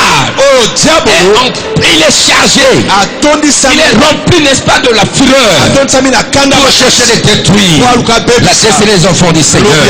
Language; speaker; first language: French; non-native, local second language; Lingala